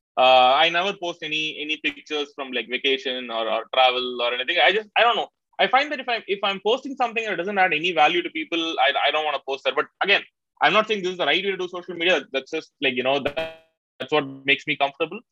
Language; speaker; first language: English; non-native, local second language; Tamil